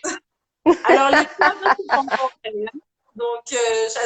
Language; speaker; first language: French; native; French